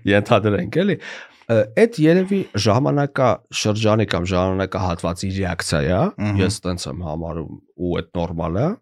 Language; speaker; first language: Armenian; native; Armenian